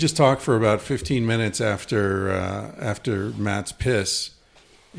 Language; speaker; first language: English; native; English